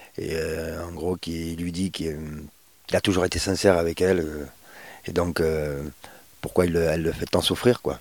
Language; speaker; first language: French; early bilingual, other home language; Spanish